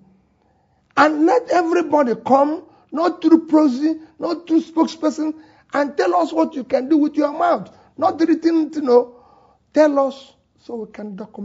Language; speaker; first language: English; non-native, local second language; Igbo